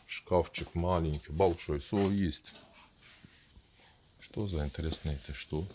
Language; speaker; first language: Russian; non-native, learner; Turkish